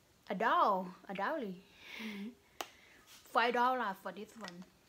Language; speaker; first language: English; non-native, learner; Thai